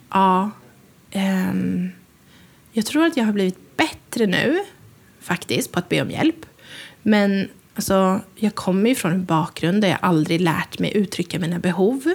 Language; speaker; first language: Swedish; native; Swedish